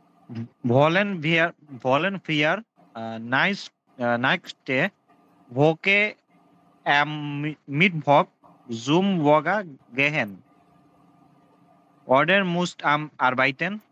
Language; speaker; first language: German; non-native, learner; Bangla